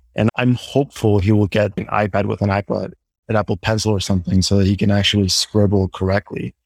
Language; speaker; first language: English; non-native, fluent; Spanish